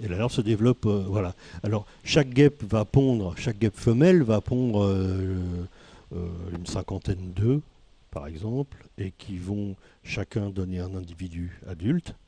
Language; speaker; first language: French; native; French